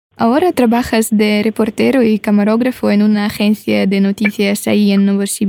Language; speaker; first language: Spanish; non-native, fluent; Russian